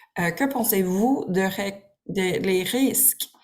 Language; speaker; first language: French; non-native, learner; English